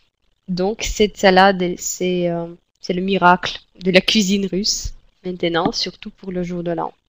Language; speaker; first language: French; non-native, fluent; Russian